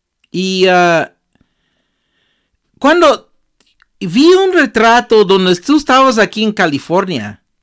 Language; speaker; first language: Spanish; early bilingual, heritage; Spanish